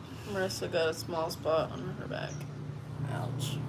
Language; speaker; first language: English; native; English